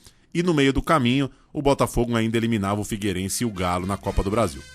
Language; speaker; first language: Portuguese; native; Portuguese